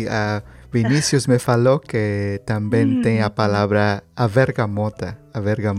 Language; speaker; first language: Portuguese; non-native, learner; Spanish